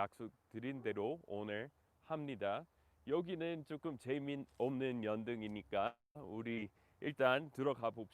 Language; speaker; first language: Korean; non-native, fluent; English